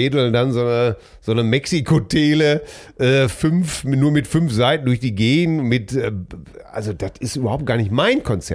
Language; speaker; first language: German; native; German